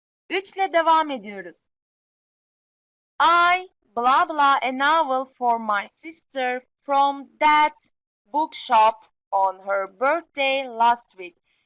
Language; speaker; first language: English; non-native, fluent; Turkish